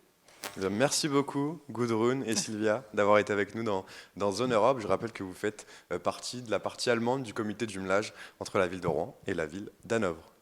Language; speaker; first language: French; native; French